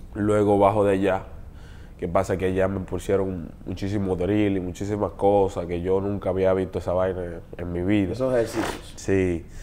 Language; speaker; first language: Spanish; native; Spanish